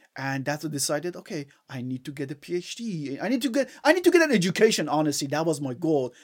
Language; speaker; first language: English; non-native, fluent; Persian